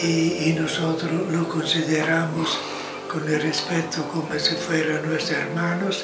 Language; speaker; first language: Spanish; non-native, fluent; Italian